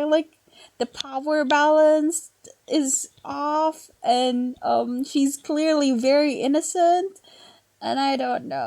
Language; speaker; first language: English; native; English